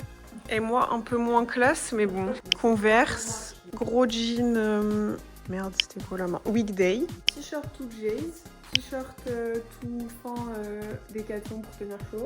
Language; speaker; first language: French; native; French